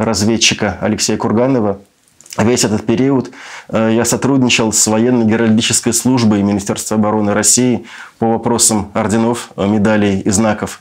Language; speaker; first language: Russian; native; Russian